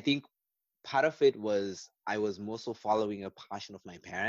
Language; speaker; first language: English; non-native, local second language; Shona